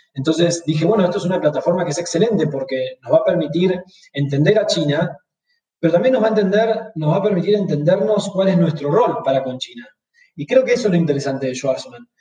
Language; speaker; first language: Spanish; native; Spanish